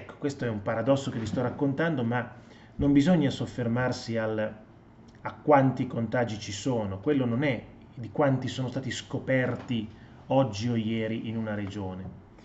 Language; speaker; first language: Italian; native; Italian